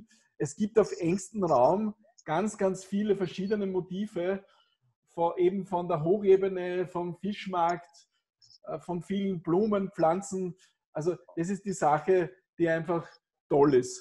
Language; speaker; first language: German; native; German